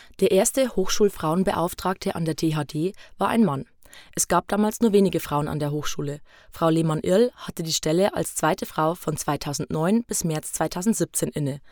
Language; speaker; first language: German; native; German